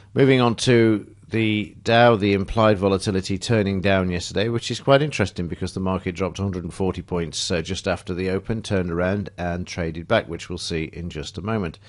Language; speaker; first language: English; native; English